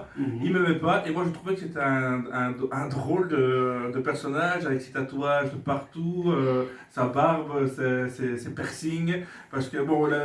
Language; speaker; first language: French; native; French